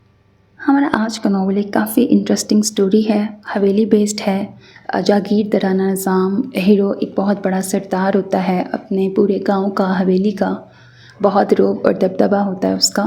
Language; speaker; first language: Urdu; native; Urdu